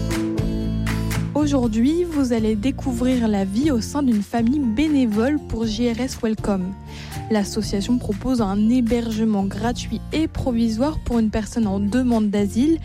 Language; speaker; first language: French; native; French